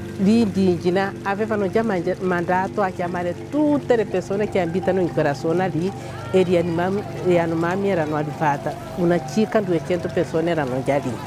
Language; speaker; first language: Italian; non-native, fluent; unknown